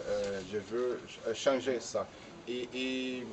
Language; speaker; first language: French; non-native, learner; Portuguese